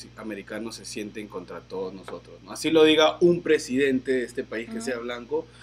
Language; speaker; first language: Spanish; native; Spanish